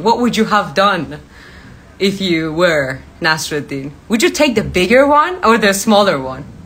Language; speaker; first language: English; non-native, fluent; Persian